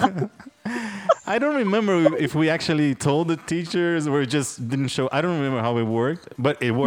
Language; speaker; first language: English; non-native, fluent; Portuguese